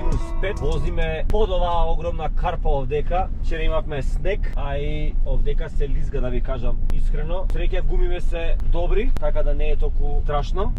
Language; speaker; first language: Macedonian; native; Macedonian